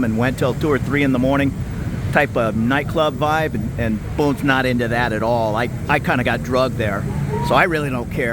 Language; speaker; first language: English; native; English